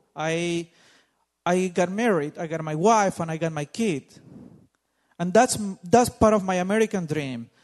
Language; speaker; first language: English; non-native, fluent; Spanish